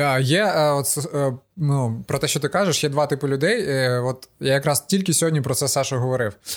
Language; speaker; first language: Ukrainian; non-native, local second language; Russian